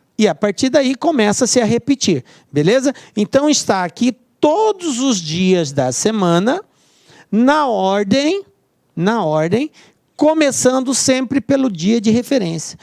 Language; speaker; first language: Portuguese; native; Portuguese